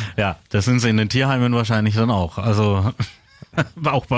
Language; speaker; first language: German; native; German